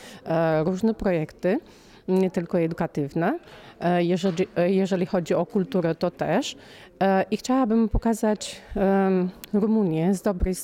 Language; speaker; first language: Polish; non-native, fluent; Romanian